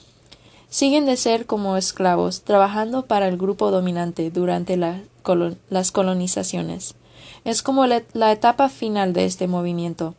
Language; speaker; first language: Spanish; non-native, fluent; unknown